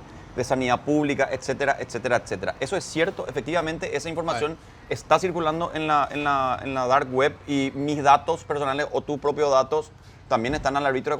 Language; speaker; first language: Spanish; native; Spanish